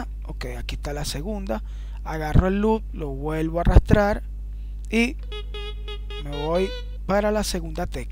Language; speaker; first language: Spanish; native; Spanish